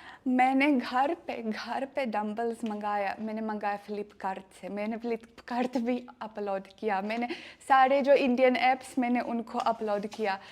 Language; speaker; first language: Hindi; non-native, learner; Russian